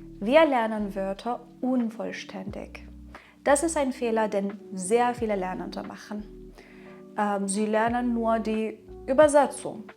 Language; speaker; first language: German; non-native, fluent; Persian